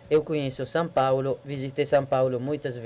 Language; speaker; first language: Portuguese; non-native, learner; Arabic